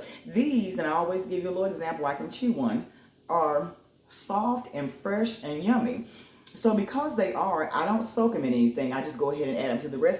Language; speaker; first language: English; native; English